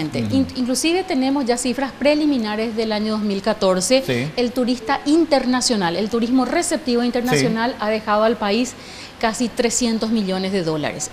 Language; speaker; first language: Spanish; native; Spanish